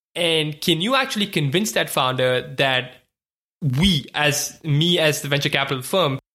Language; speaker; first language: English; non-native, local second language; Hindi